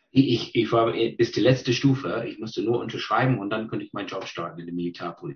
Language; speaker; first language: German; non-native, fluent; English